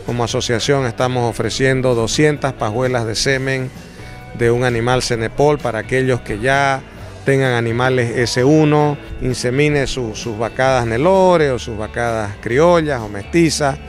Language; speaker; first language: Spanish; native; Spanish